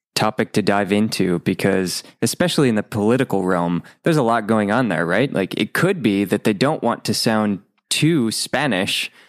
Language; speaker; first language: English; native; English